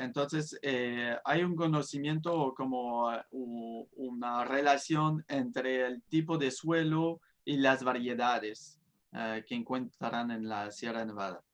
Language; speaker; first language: Spanish; non-native, fluent; French